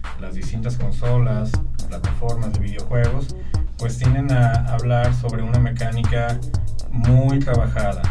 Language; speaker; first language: Spanish; native; Spanish